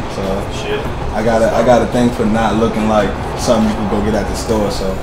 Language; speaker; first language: English; native; English